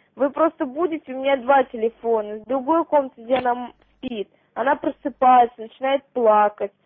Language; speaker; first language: Russian; native; Russian